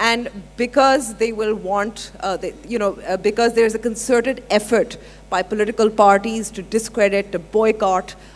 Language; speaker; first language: English; non-native, local second language; Urdu